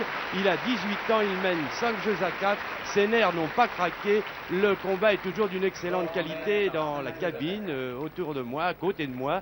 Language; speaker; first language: French; native; French